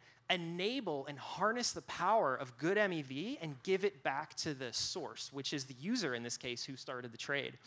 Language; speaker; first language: English; native; English